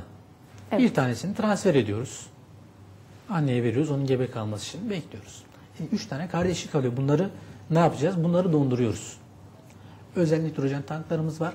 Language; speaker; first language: Turkish; native; Turkish